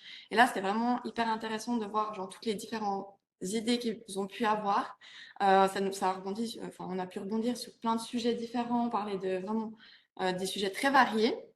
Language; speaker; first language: French; native; French